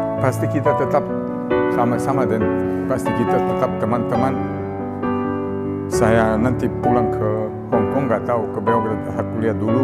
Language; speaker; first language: Indonesian; non-native, fluent; Serbian